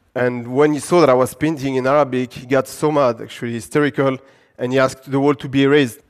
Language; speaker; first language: English; non-native, fluent; French